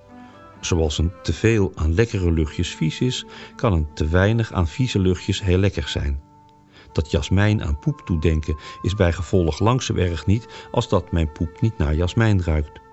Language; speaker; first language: Dutch; native; Dutch